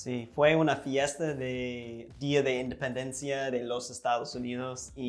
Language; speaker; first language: Spanish; non-native, fluent; English